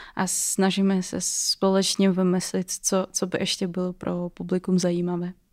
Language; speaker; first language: Czech; non-native, fluent; Russian